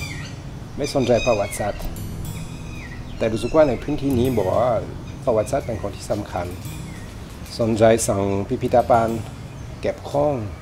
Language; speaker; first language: Thai; non-native, learner; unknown